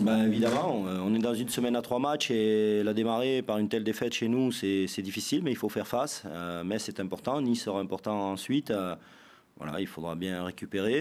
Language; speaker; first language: French; native; French